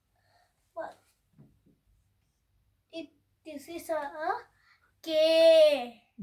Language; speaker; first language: English; non-native, learner; Hindi